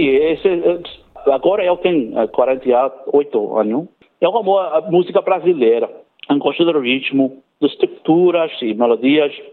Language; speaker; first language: Portuguese; non-native, learner; English